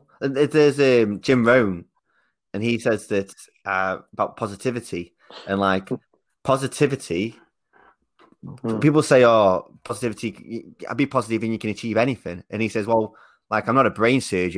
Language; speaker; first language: English; native; English